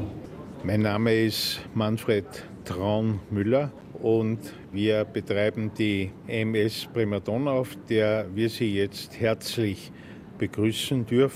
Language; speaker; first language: German; native; German